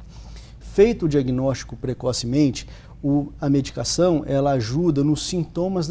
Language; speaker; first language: Portuguese; native; Portuguese